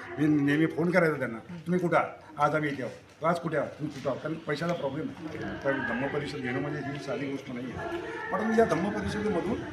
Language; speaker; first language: Marathi; native; Marathi